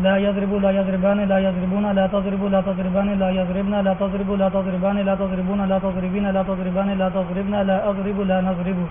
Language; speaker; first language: Arabic; non-native, learner; Urdu